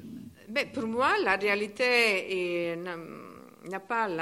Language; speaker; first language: French; non-native, learner; Italian